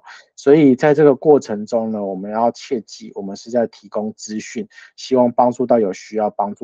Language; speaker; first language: Chinese; native; Chinese